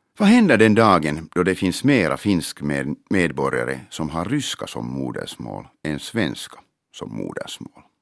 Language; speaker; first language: Swedish; non-native, local second language; Finnish